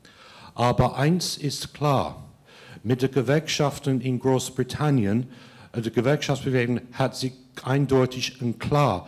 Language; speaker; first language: German; non-native, fluent; English